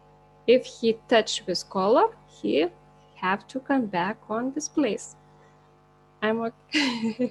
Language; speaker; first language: English; non-native, learner; Lithuanian